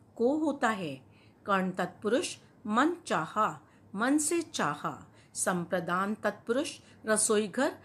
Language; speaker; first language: Hindi; native; Hindi